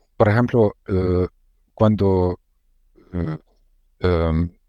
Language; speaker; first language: Spanish; non-native, learner; Hungarian